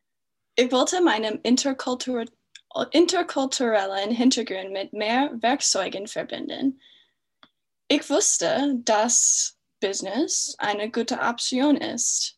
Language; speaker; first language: German; non-native, fluent; English